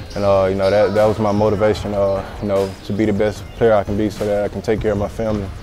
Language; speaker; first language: English; native; English